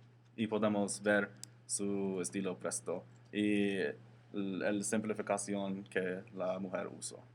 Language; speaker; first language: Spanish; non-native, learner; English